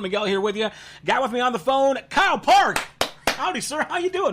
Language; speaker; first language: English; native; English